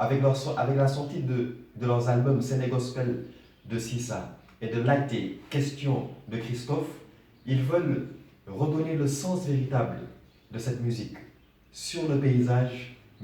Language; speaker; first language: French; non-native, local second language; Wolof